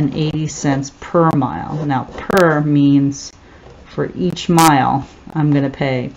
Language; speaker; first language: English; native; English